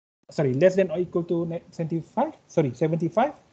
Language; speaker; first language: English; non-native, local second language; Malay